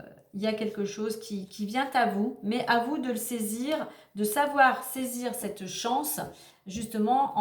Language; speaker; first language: French; native; French